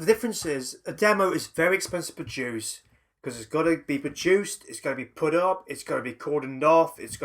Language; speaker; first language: English; native; English